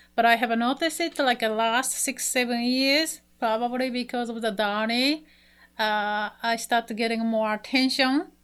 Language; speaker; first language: English; non-native, fluent; Japanese